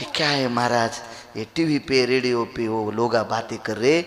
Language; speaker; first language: Hindi; non-native, local second language; Marathi